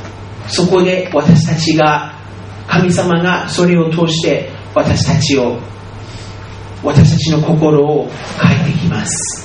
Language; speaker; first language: Japanese; non-native, fluent; English